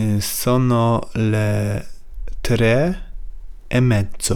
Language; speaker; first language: Italian; non-native, learner; Polish